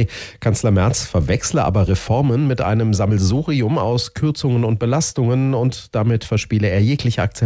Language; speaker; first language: German; native; German